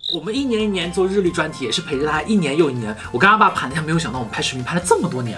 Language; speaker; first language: Chinese; native; Chinese